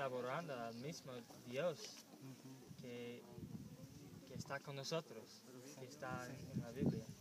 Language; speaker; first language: Spanish; non-native, learner; English